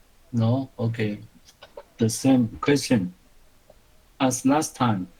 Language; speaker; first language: English; non-native, learner; Chinese